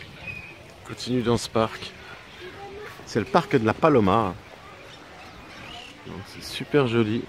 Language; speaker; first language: French; native; French